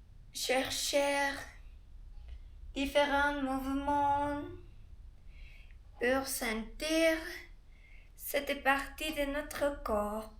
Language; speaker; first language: French; non-native, learner; Spanish